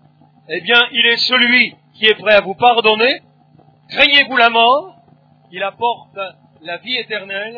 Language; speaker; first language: French; native; French